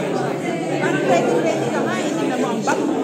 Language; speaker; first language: Filipino; native; Filipino